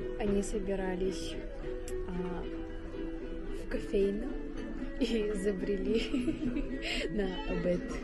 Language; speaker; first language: Russian; native; Russian